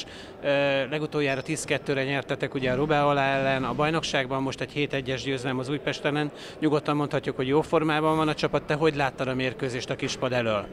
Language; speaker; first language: Hungarian; native; Hungarian